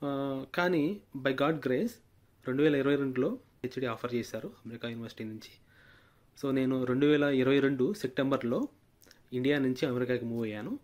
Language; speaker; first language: Telugu; native; Telugu